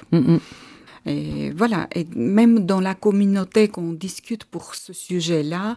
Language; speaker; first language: French; non-native, fluent; Armenian